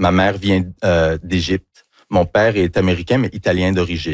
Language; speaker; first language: French; early bilingual, other home language; English